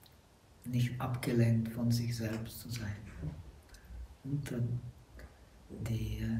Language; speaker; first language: German; non-native, fluent; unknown